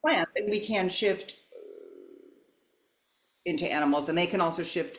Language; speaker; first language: English; native; English